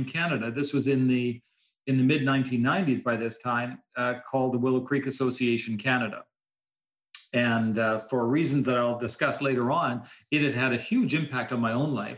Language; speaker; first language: English; native; English